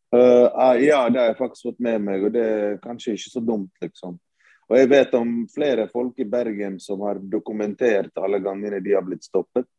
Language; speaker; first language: Norwegian; early bilingual, other home language; Bosnian